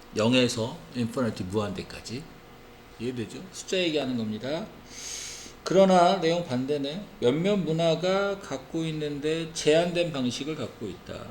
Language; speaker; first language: Korean; native; Korean